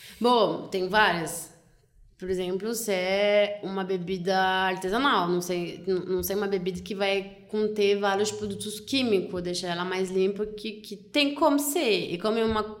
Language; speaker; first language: Portuguese; non-native, fluent; French